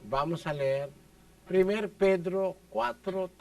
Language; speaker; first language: Spanish; non-native, learner; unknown